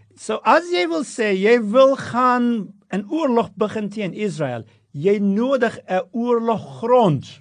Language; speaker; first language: Afrikaans; non-native, fluent; Turkish